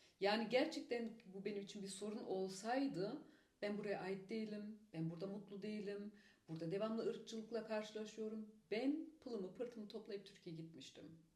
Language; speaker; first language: Turkish; early bilingual, heritage; Turkish